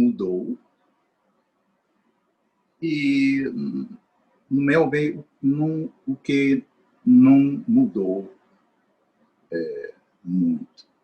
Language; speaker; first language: Portuguese; non-native, fluent; English